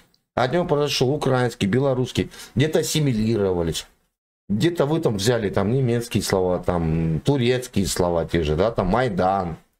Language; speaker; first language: Russian; native; Russian